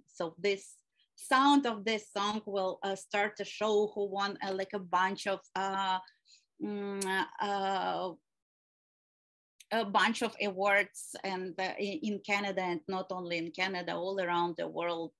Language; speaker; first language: English; non-native, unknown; Ukrainian